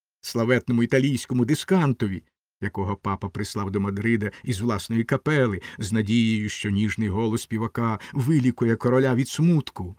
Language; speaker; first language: Ukrainian; native; Ukrainian